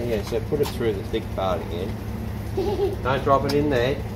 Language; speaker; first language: English; native; English